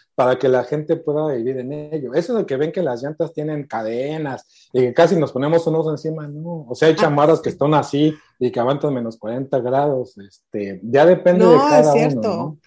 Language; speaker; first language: Spanish; native; Spanish